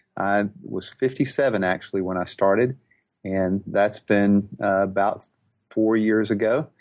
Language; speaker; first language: English; native; English